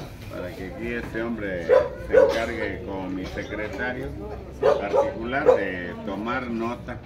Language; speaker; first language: Spanish; native; Spanish